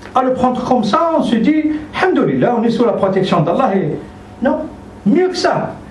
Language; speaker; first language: French; non-native, local second language; Arabic